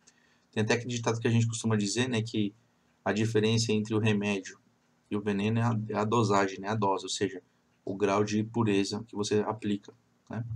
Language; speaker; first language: Portuguese; native; Portuguese